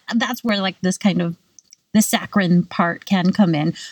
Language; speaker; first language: English; native; English